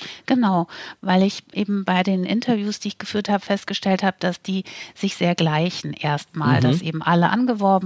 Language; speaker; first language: German; native; German